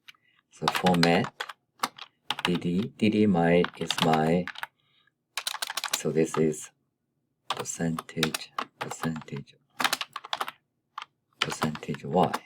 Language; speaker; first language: English; non-native, fluent; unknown